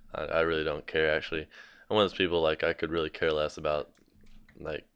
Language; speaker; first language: English; native; English